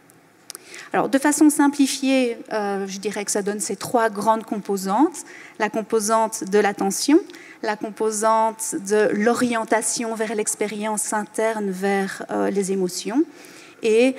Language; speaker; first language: French; native; French